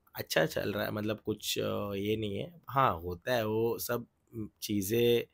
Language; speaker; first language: Hindi; non-native, local second language; Marathi